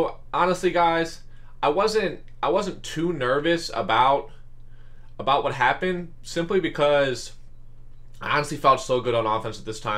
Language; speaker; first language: English; native; English